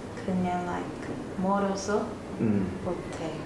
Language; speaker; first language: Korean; non-native, learner; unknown